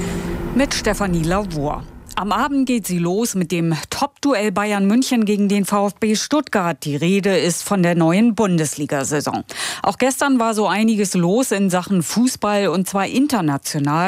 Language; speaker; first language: German; native; German